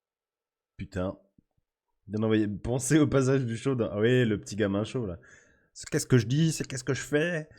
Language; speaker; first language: French; native; French